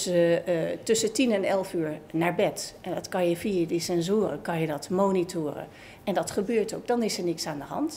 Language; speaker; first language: Dutch; native; Dutch